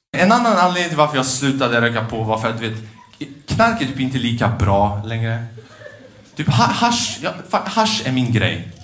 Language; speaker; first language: Swedish; early bilingual, other home language; Albanian